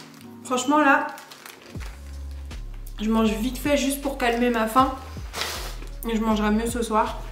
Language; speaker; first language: French; native; French